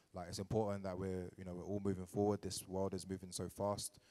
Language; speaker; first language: English; native; English